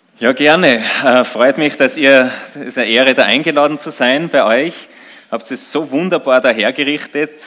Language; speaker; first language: German; native; German